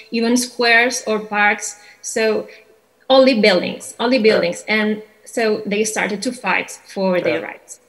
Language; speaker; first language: English; non-native, fluent; Catalan